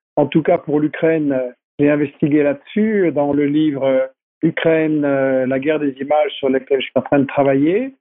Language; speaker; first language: French; native; French